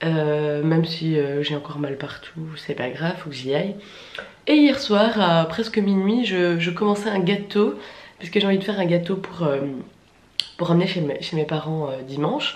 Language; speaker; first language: French; native; French